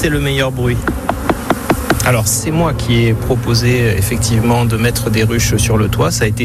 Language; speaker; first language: French; native; French